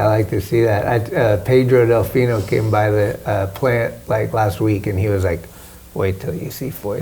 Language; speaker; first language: English; native; English